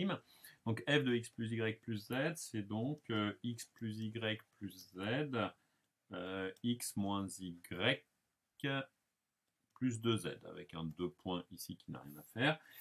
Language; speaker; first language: French; native; French